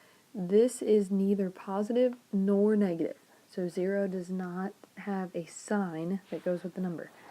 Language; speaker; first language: English; native; English